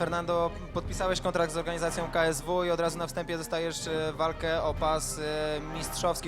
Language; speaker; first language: Polish; native; Polish